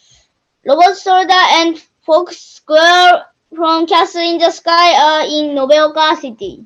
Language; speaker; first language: English; non-native, learner; Japanese